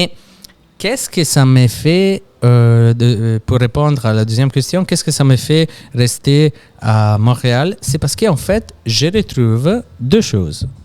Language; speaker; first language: French; non-native, fluent; Italian